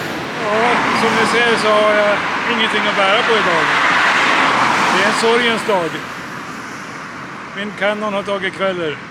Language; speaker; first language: Swedish; native; Swedish